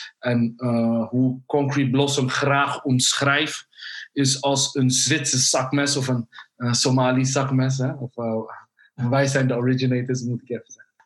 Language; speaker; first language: Dutch; early bilingual, other home language; Somali